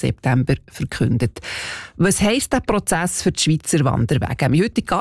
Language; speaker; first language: German; native; German